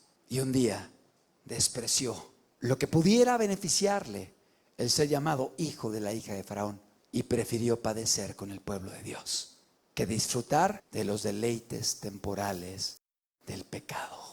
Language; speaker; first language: Spanish; native; Spanish